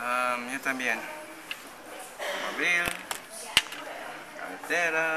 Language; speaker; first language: Spanish; non-native, learner; English